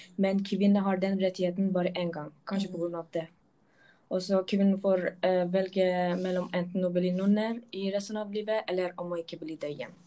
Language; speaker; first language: Norwegian; non-native, local second language; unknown